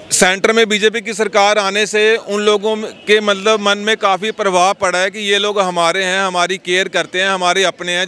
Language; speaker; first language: Hindi; native; Hindi